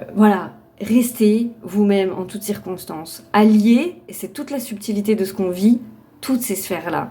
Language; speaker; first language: French; native; French